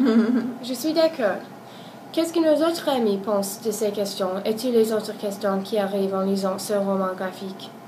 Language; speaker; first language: French; non-native, learner; English